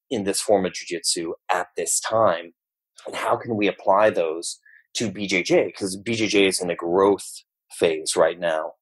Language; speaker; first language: English; native; English